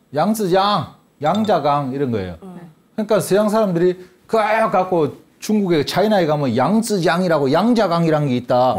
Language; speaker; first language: Korean; native; Korean